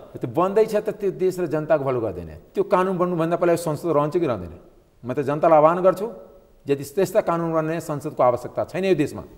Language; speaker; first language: Nepali; non-native, local second language; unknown